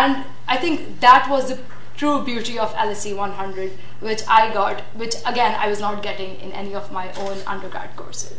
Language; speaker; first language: English; non-native, local second language; Urdu